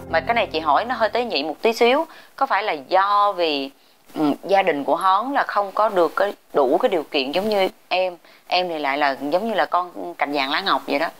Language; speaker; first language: Vietnamese; native; Vietnamese